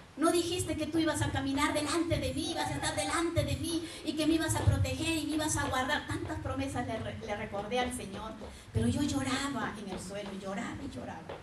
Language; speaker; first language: Spanish; native; Spanish